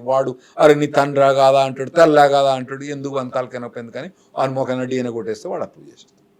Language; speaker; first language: Telugu; native; Telugu